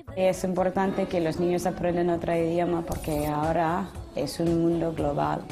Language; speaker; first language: Spanish; non-native, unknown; English